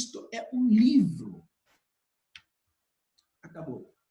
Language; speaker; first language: Portuguese; non-native, fluent; Haitian Creole